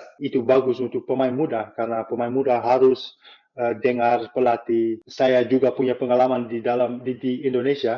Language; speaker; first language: Indonesian; non-native, fluent; Dutch